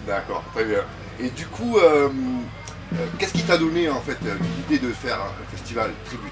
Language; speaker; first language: French; native; French